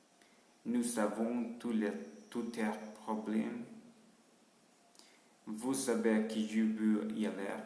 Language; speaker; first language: French; non-native, learner; Spanish